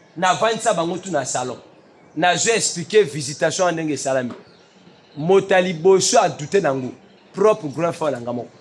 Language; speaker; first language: Lingala; native; Lingala